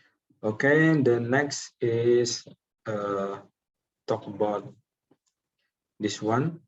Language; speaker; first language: English; non-native, local second language; Indonesian